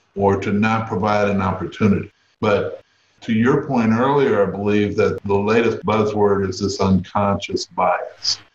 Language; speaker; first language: English; native; English